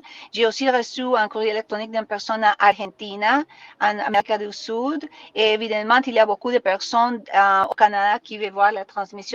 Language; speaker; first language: French; non-native, learner; Spanish